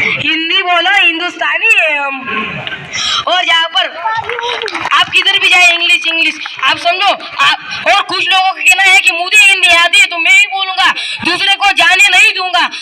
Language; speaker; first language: Hindi; non-native, local second language; Marathi